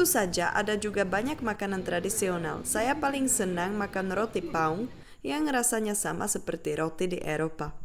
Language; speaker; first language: Indonesian; non-native, fluent; Czech